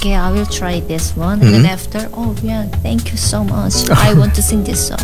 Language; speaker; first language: English; non-native, learner; Korean